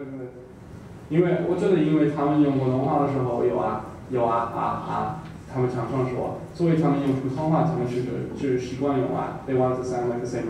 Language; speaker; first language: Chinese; non-native, learner; English